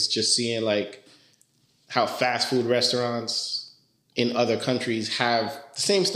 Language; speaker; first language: English; early bilingual, other home language; Spanish